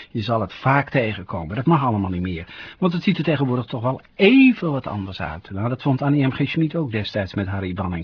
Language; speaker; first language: Dutch; native; Dutch